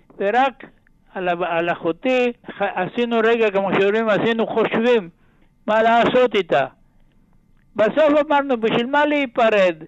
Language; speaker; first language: Hebrew; non-native, fluent; Ladino